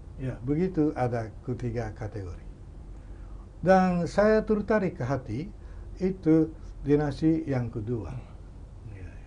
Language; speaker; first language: Indonesian; non-native, fluent; Japanese